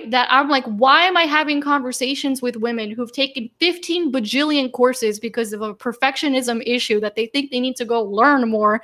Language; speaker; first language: English; native; English